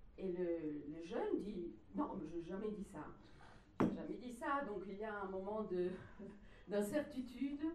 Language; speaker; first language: French; non-native, fluent; Italian